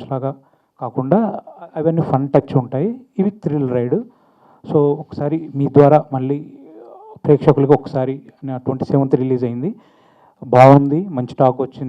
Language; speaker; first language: Telugu; native; Telugu